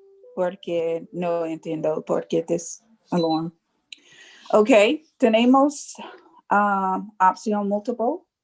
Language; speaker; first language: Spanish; non-native, learner; English